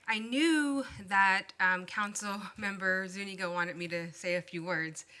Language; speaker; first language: English; native; English